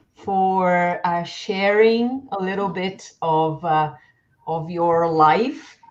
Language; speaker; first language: English; non-native, fluent; Portuguese